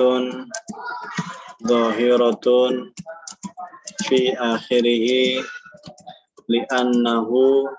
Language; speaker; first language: Arabic; non-native, fluent; Indonesian